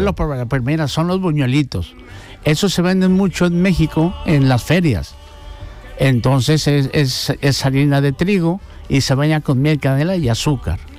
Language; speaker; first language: Spanish; native; Spanish